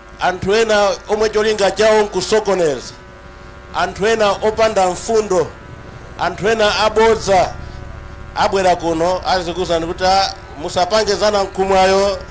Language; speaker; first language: Nyanja; native; Nyanja